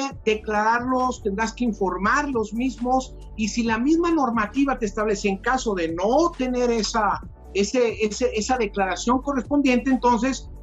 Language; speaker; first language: Spanish; native; Spanish